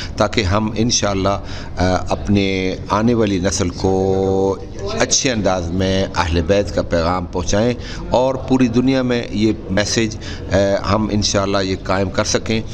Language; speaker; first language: Urdu; non-native, local second language; Punjabi